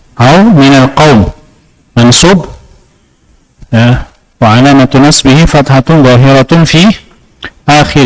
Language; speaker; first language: Arabic; non-native, fluent; Indonesian